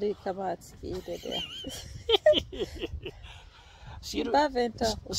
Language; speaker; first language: Danish; non-native, fluent; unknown